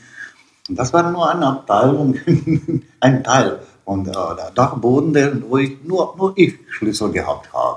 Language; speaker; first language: German; non-native, fluent; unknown